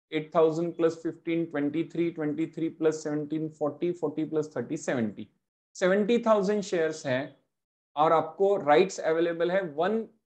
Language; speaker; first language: Hindi; non-native, local second language; Marathi